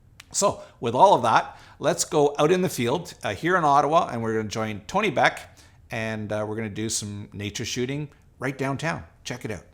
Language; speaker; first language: English; native; English